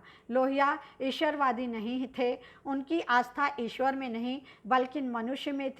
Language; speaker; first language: Hindi; native; Hindi